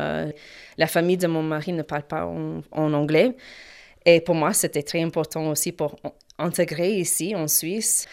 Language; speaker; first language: French; non-native, learner; Ukrainian